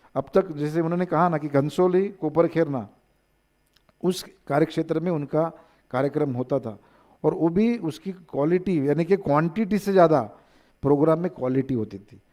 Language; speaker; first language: Hindi; non-native, local second language; Marathi